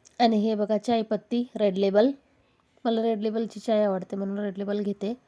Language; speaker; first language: Marathi; non-native, local second language; Hindi